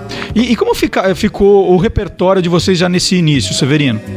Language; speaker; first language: Portuguese; native; Portuguese